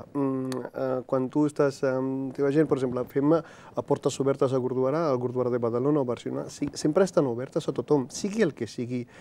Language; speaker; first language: Catalan; non-native, fluent; Punjabi